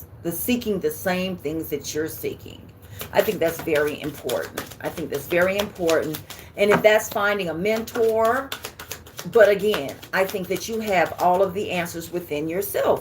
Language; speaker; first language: English; native; English